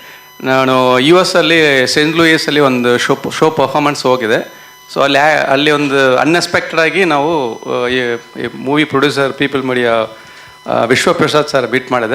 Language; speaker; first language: Kannada; non-native, learner; Tamil